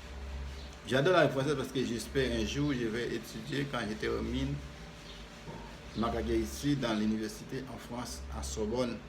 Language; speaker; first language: French; non-native, fluent; Spanish